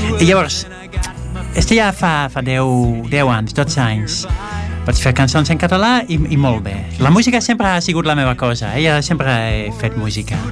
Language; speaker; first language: Catalan; non-native, fluent; Dutch